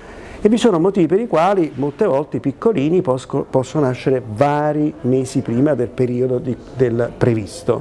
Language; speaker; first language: Italian; native; Italian